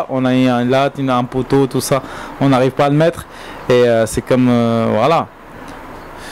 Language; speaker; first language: French; native; French